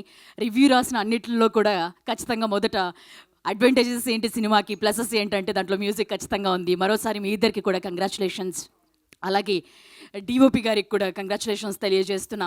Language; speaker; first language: Telugu; native; Telugu